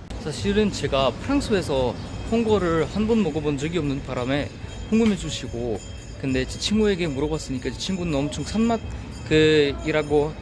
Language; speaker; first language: Korean; non-native, learner; French